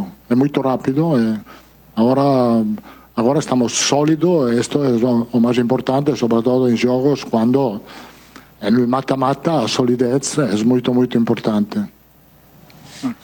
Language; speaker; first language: Portuguese; non-native, fluent; Italian